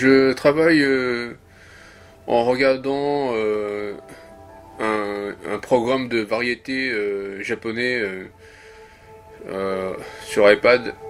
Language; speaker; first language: French; non-native, fluent; Japanese